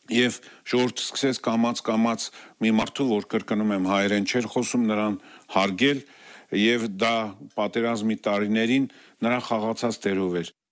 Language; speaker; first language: Armenian; native; Armenian